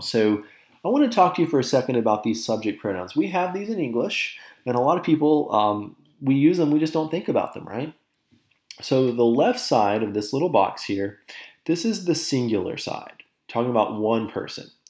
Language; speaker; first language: English; native; English